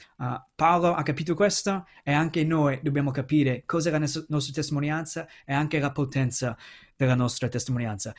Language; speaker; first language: Italian; non-native, fluent; English